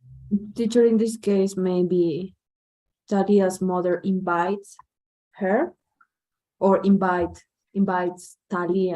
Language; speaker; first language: English; non-native, learner; Spanish